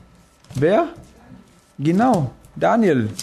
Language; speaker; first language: German; non-native, fluent; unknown